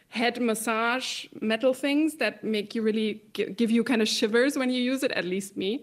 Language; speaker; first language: English; non-native, fluent; German